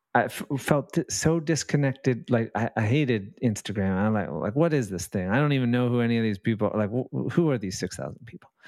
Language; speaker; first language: English; native; English